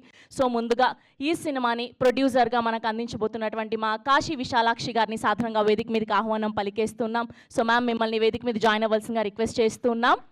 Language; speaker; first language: Telugu; native; Telugu